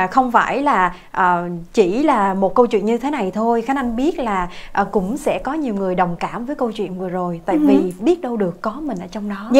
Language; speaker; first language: Vietnamese; native; Vietnamese